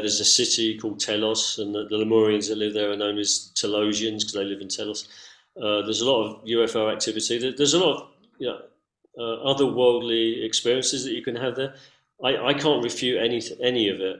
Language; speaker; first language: English; native; English